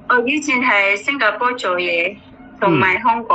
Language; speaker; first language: Cantonese; non-native, learner; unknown